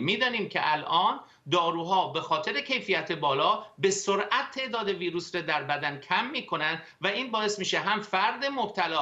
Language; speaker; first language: Persian; native; Persian